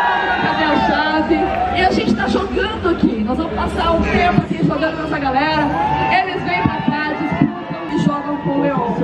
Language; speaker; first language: Portuguese; native; Portuguese